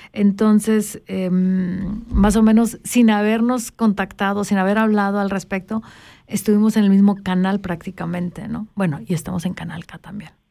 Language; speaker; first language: Spanish; native; Spanish